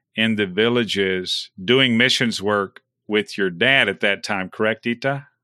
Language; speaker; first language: English; native; English